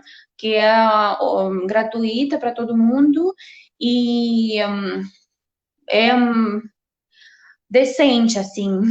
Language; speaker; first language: Portuguese; non-native, fluent; Russian